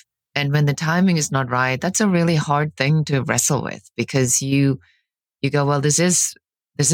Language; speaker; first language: English; non-native, fluent; German